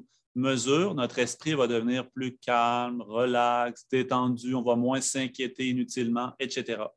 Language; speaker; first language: French; native; French